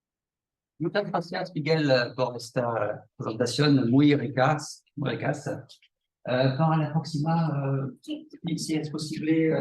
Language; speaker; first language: Spanish; non-native, fluent; French